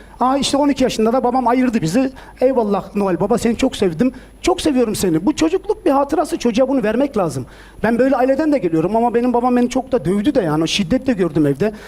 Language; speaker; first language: Turkish; early bilingual, heritage; Turkish